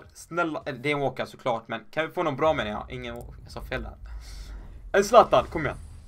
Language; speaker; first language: Swedish; native; Swedish